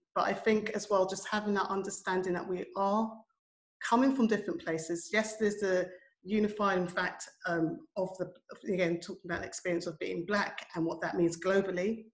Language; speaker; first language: English; native; English